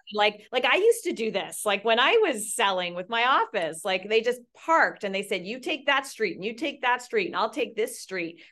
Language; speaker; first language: English; native; English